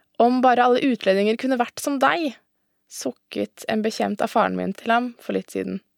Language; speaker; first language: Norwegian; early bilingual, other home language; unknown